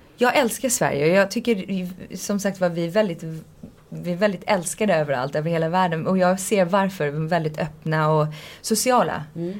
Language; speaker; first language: Swedish; early bilingual, heritage; Swedish